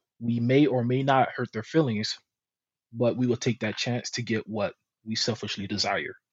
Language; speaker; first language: English; native; English